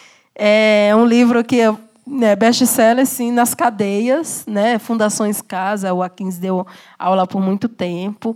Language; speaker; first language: Portuguese; native; Portuguese